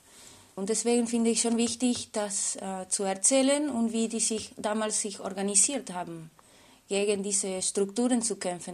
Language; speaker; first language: German; non-native, fluent; Spanish